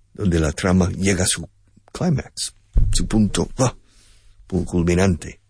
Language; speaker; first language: Spanish; non-native, fluent; English